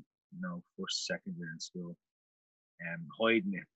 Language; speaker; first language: English; native; English